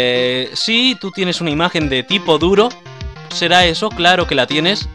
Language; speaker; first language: Spanish; native; Spanish